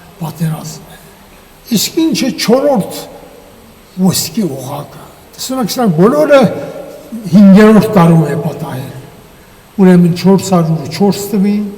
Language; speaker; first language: Armenian; native; Armenian